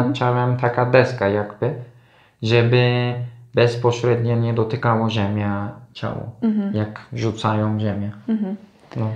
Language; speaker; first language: Polish; non-native, learner; Turkish